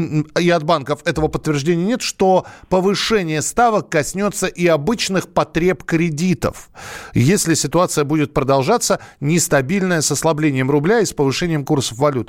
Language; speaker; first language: Russian; native; Russian